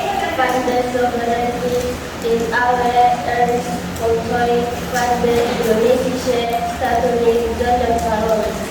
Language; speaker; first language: Dutch; non-native, learner; Indonesian